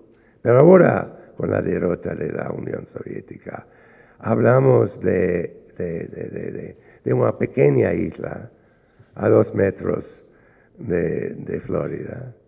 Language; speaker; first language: Spanish; non-native, fluent; English